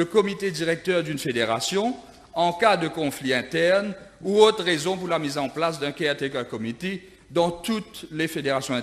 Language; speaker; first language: French; non-native, local second language; Morisyen